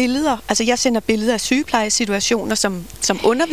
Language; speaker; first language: Danish; native; Danish